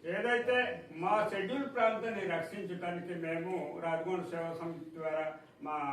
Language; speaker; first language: Telugu; non-native, local second language; Gondi